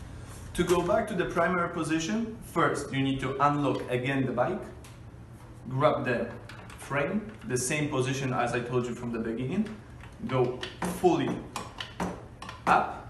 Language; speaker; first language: English; non-native, fluent; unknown